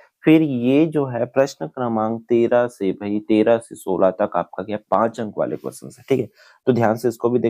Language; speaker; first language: Hindi; native; Hindi